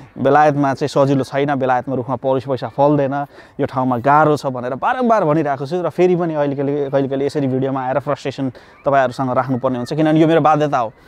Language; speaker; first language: Nepali; native; Nepali